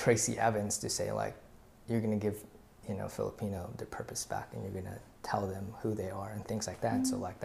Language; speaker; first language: English; early bilingual, other home language; Filipino